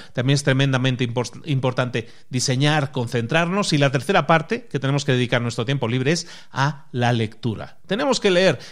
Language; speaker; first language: Spanish; native; Spanish